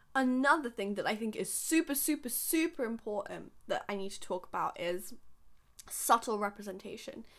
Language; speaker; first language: English; early bilingual, other home language; Hindi